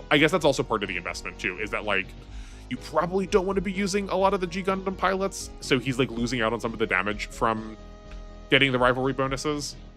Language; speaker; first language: English; native; English